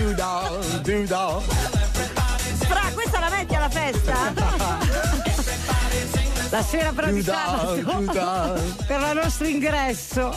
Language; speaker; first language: Italian; native; Italian